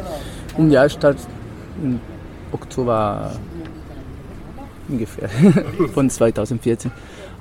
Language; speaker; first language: German; non-native, learner; Spanish